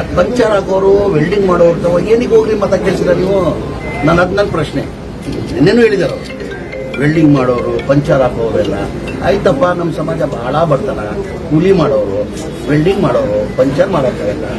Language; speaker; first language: Kannada; non-native, local second language; Urdu